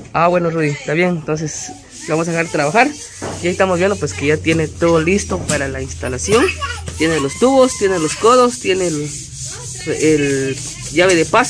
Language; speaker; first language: Spanish; native; Spanish